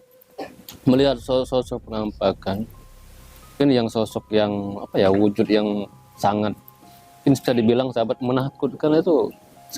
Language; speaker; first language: Indonesian; native; Indonesian